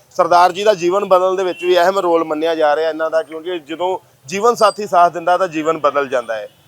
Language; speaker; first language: Punjabi; native; Punjabi